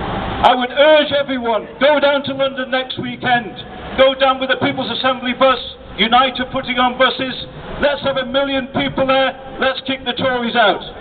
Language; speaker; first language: English; native; English